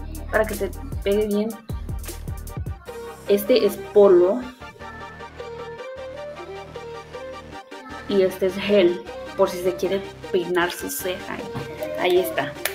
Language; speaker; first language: Spanish; early bilingual, heritage; Spanish